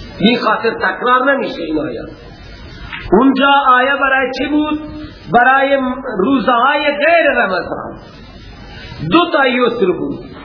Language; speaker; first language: Persian; native; Persian